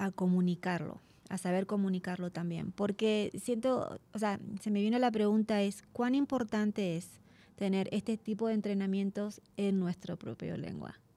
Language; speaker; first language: Spanish; native; Spanish